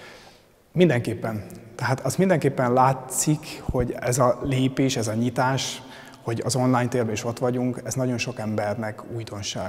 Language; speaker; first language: Hungarian; native; Hungarian